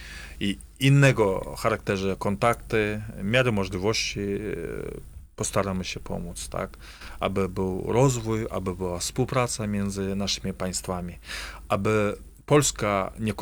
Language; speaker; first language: Polish; non-native, fluent; Kazakh